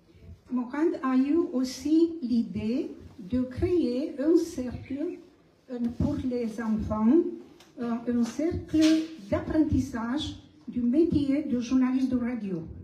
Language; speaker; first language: French; non-native, fluent; Romanian